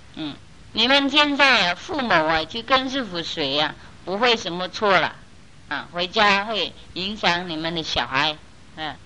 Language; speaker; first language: Chinese; non-native, fluent; Vietnamese